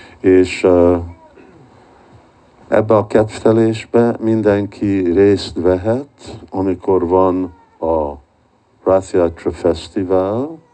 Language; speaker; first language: Hungarian; early bilingual, heritage; Hungarian